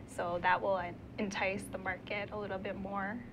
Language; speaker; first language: English; native; English